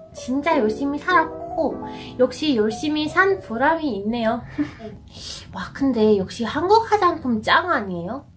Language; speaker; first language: Korean; non-native, fluent; Persian